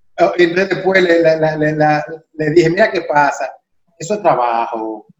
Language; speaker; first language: Spanish; native; Spanish